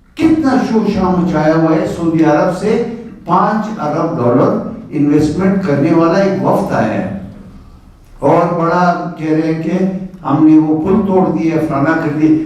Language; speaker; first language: Urdu; non-native, local second language; Pashto